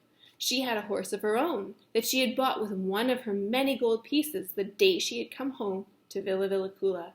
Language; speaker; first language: English; native; English